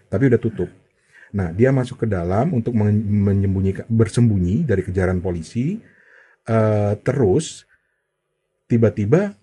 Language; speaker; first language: Indonesian; native; Indonesian